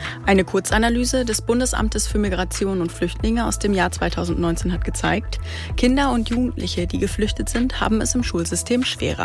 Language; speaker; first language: German; native; German